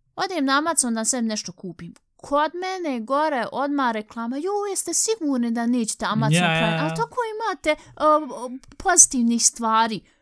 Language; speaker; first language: Bosnian; early bilingual, heritage; Bosnian